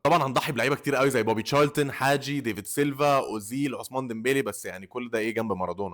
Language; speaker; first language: Arabic; native; Arabic